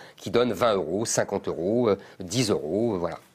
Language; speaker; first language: French; native; French